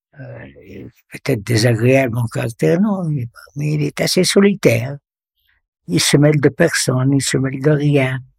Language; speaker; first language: French; non-native, local second language; Arabic